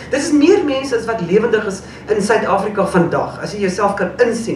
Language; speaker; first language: Afrikaans; non-native, local second language; English